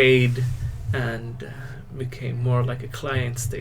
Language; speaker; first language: English; non-native, fluent; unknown